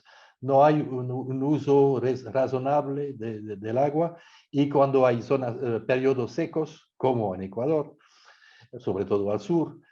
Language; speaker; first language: Spanish; non-native, fluent; French